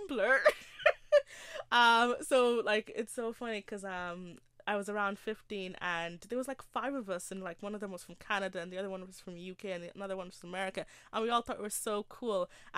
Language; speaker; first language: English; native; English